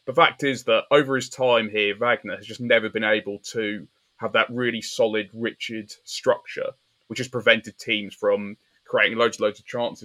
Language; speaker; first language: English; native; English